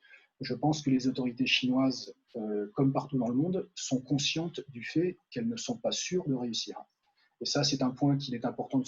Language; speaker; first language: French; native; French